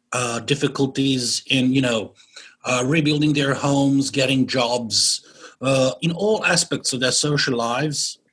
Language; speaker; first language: English; non-native, fluent; Bosnian